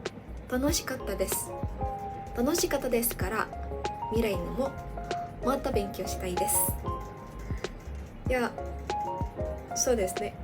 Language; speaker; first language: Japanese; non-native, learner; Malay